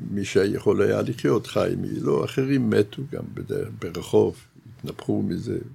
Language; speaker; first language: Hebrew; non-native, fluent; Yiddish